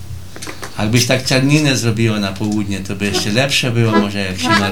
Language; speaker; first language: Polish; early bilingual, heritage; Portuguese